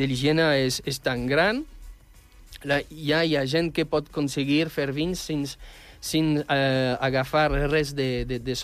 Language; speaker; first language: Catalan; non-native, fluent; French